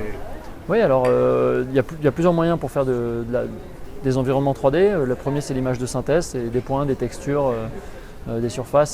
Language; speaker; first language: French; native; French